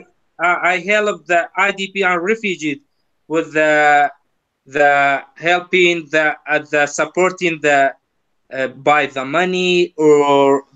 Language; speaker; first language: English; non-native, learner; Kurdish